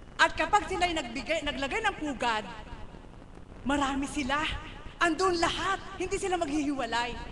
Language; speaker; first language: Filipino; non-native, local second language; Cebuano